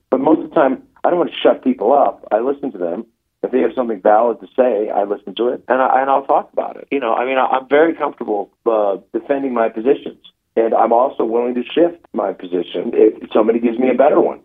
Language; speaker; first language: English; native; English